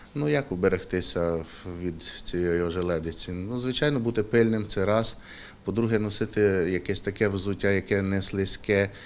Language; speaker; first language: Ukrainian; native; Ukrainian